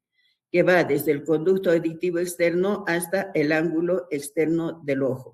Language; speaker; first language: Spanish; native; Spanish